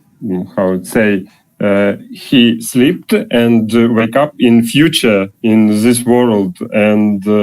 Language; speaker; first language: English; non-native, learner; Russian